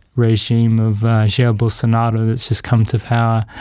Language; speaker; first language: English; native; English